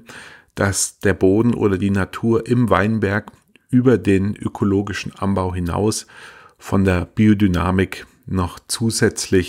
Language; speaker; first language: German; native; German